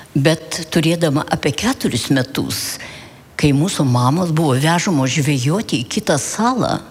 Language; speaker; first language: Lithuanian; early bilingual, heritage; Lithuanian